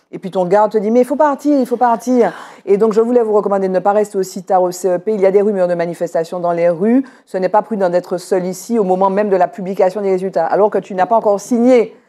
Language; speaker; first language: French; native; French